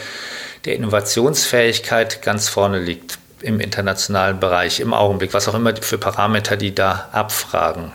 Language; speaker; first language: German; native; German